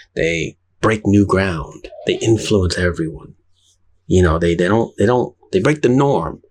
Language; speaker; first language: English; native; English